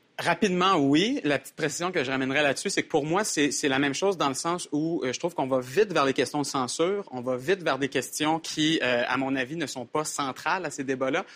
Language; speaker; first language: French; native; French